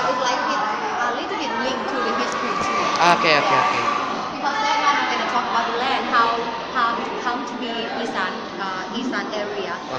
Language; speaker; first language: English; non-native, learner; Thai